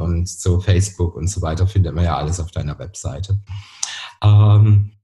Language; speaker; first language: German; native; German